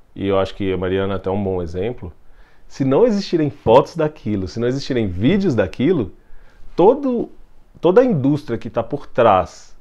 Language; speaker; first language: Portuguese; native; Portuguese